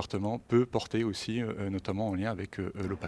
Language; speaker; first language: French; native; French